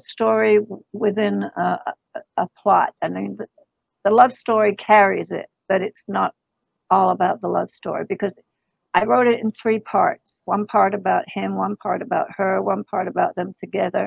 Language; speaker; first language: English; native; English